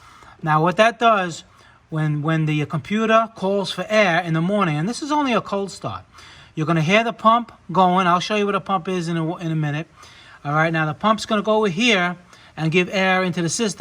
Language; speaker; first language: English; native; English